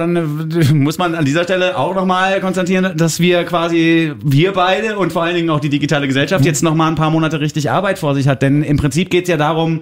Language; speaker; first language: German; native; German